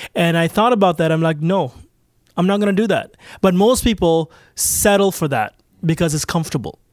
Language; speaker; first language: English; native; English